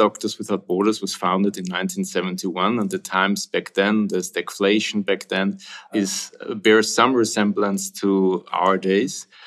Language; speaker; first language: English; non-native, fluent; German